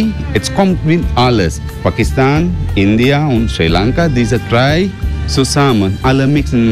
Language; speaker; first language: German; non-native, learner; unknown